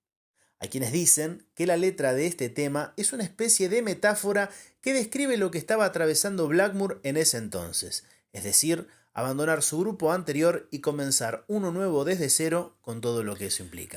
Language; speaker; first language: Spanish; native; Spanish